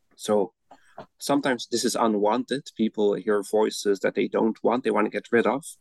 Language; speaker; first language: English; non-native, fluent; Dutch